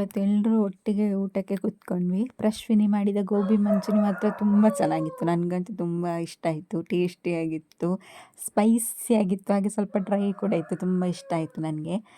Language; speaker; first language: Kannada; native; Kannada